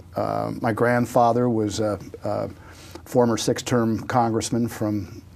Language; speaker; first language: English; native; English